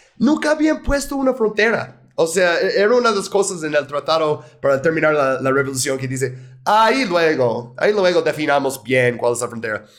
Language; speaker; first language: Spanish; non-native, fluent; English